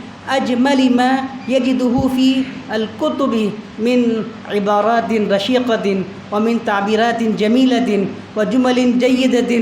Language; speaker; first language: Arabic; non-native, fluent; Urdu